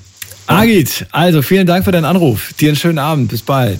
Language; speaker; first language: German; native; German